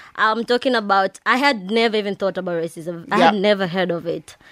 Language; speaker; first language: English; non-native, local second language; Swahili